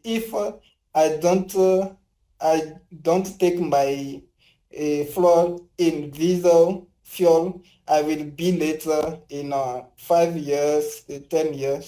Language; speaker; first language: English; non-native, learner; French